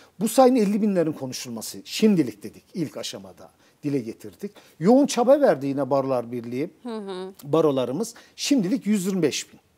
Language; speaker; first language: Turkish; native; Turkish